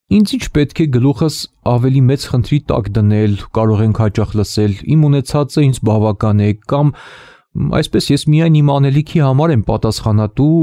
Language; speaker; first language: Armenian; native; Armenian